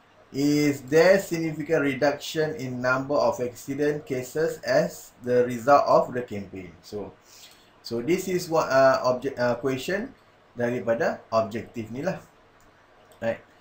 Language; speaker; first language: English; non-native, local second language; Malay